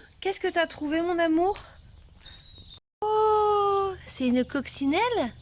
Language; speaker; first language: French; native; French